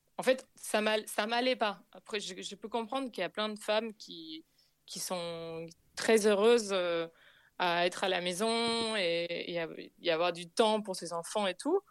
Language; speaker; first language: French; non-native, fluent; Spanish